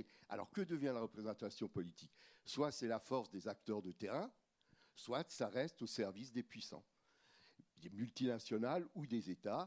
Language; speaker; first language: French; native; French